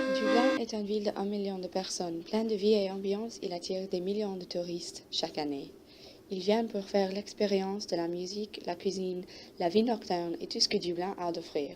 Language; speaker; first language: French; non-native, learner; English